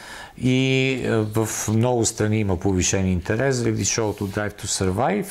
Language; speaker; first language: Bulgarian; native; Bulgarian